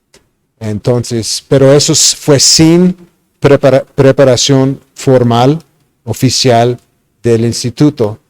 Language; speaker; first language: Spanish; non-native, fluent; English